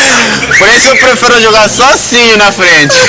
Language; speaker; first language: Portuguese; non-native, learner; Spanish